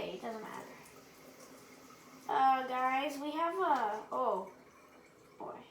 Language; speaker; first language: English; native; English